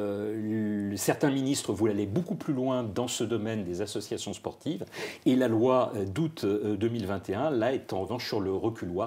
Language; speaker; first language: French; native; French